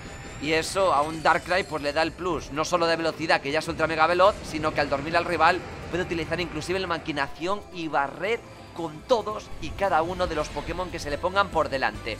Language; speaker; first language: Spanish; native; Spanish